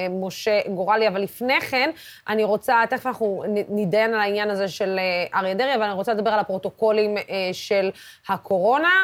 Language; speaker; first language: Hebrew; non-native, local second language; Arabic